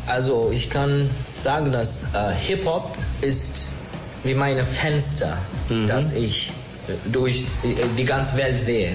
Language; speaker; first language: German; non-native, learner; Turkish